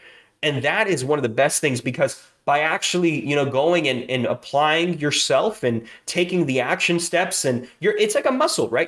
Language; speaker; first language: English; native; English